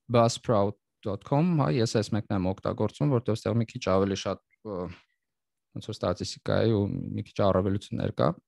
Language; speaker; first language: Armenian; native; Armenian